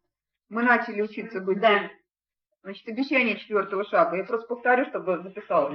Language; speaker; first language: Russian; native; Russian